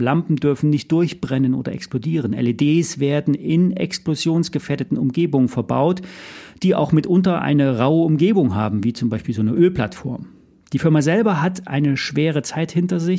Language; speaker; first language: German; native; German